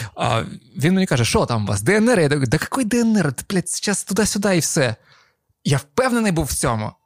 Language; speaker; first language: Ukrainian; non-native, local second language; Russian